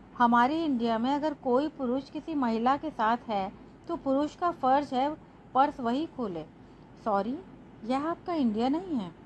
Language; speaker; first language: Hindi; native; Hindi